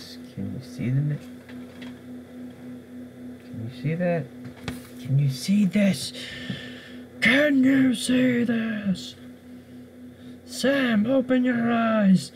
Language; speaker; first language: English; native; English